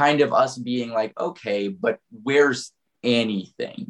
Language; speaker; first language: English; native; English